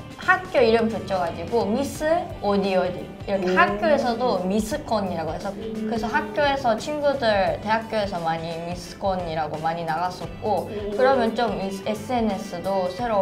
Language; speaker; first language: Korean; non-native, fluent; Japanese